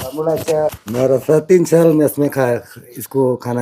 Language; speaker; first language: Hindi; non-native, learner; Bangla